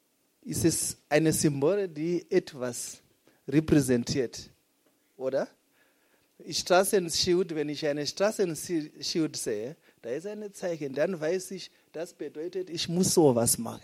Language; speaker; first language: German; non-native, fluent; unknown